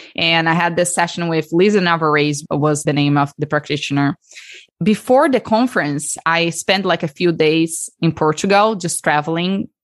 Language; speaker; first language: English; non-native, fluent; Portuguese